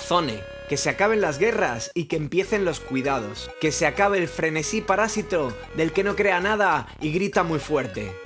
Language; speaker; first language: Spanish; native; Spanish